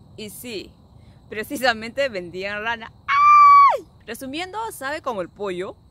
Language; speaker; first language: Spanish; native; Spanish